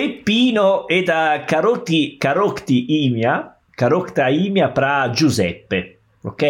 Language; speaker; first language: Russian; non-native, fluent; Italian